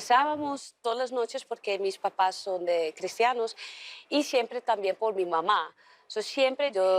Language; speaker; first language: Spanish; early bilingual, heritage; Dutch